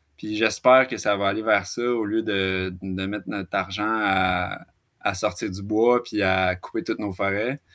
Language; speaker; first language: French; native; French